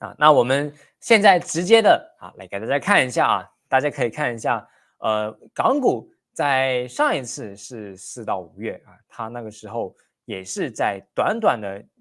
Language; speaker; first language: Chinese; native; Chinese